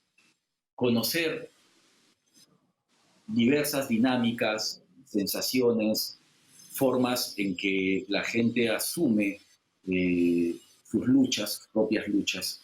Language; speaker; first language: Spanish; native; Spanish